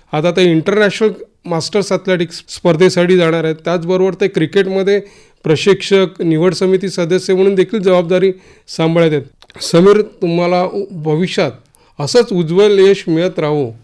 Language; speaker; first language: Marathi; native; Marathi